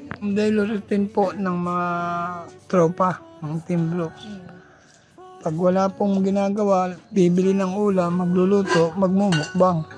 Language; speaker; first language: Filipino; native; Filipino